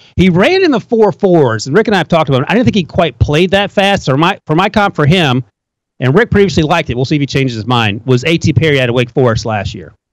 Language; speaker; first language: English; native; English